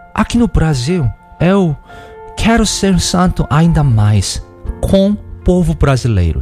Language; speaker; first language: Portuguese; non-native, learner; Korean